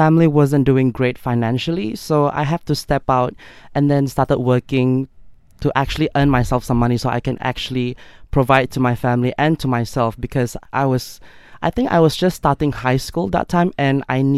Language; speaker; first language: English; non-native, local second language; Malay